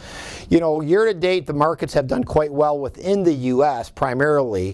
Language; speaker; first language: English; native; English